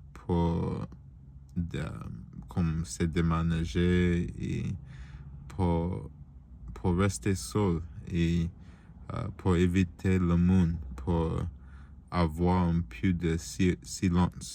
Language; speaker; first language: French; non-native, learner; Spanish